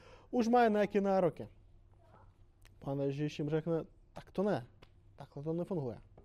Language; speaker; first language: Czech; non-native, fluent; Russian